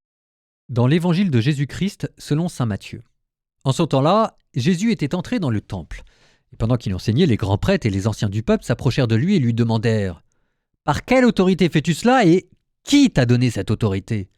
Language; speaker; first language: French; native; French